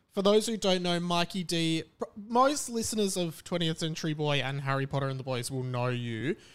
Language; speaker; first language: English; native; English